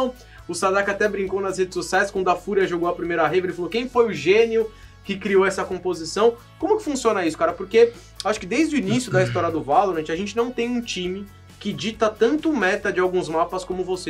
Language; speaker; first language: Portuguese; native; Portuguese